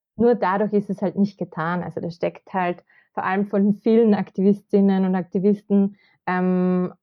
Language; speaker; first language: German; native; German